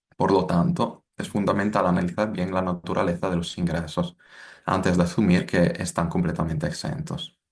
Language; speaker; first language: Spanish; non-native, fluent; Italian